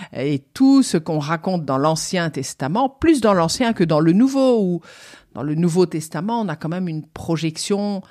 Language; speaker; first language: French; native; French